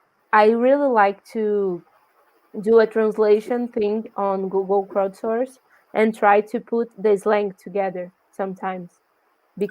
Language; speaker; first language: English; non-native, learner; Portuguese